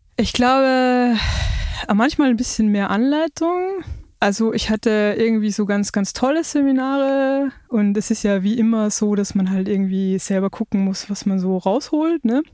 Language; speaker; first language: German; native; German